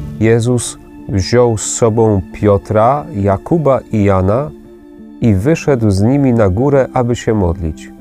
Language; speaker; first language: Polish; native; Polish